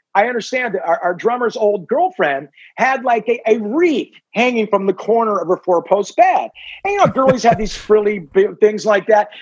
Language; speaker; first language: English; native; English